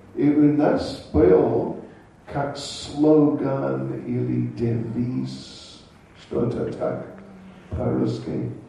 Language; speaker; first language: Russian; non-native, learner; English